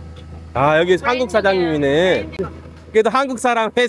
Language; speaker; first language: Korean; native; Korean